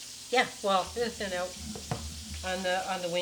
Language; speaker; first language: English; native; English